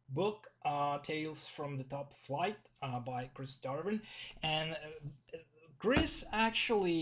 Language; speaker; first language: English; non-native, fluent; Finnish